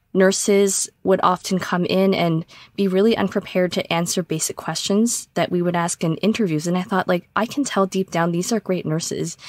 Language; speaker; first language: English; native; English